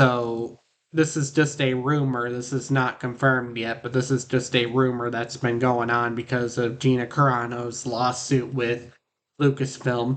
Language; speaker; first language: English; native; English